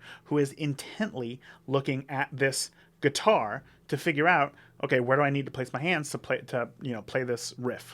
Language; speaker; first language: English; native; English